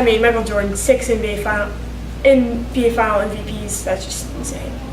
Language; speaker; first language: English; native; English